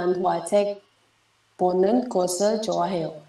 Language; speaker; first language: Korean; non-native, learner; Indonesian